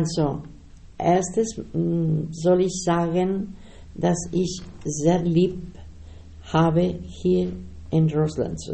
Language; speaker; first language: German; non-native, learner; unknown